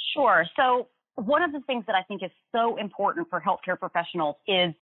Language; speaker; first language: English; native; English